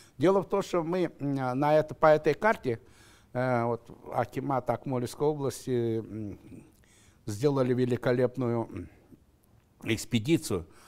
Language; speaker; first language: Russian; non-native, local second language; Kazakh